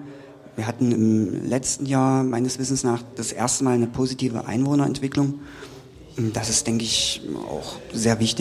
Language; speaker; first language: German; native; German